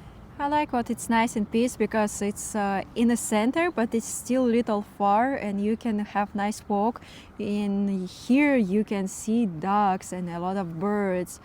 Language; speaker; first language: English; non-native, learner; Spanish